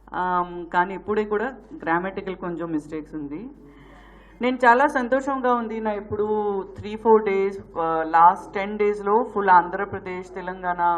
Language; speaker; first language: Telugu; non-native, local second language; Gujarati